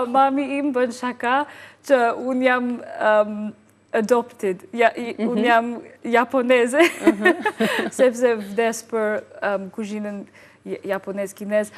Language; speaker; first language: Albanian; non-native, learner; English